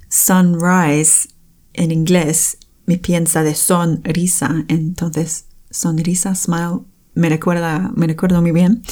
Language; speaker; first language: Spanish; non-native, fluent; English